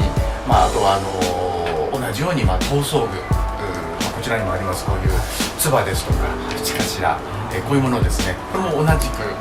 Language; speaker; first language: Japanese; native; Japanese